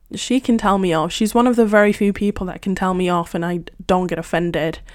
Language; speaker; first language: English; non-native, fluent; Spanish